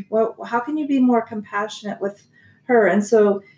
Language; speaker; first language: English; native; English